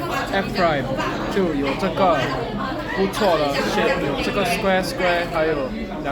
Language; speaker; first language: Chinese; non-native, learner; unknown